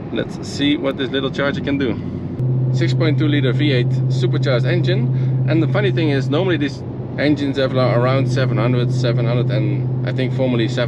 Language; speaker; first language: English; non-native, fluent; Dutch